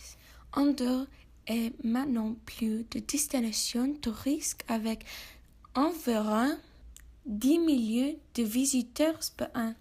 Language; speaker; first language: French; non-native, learner; English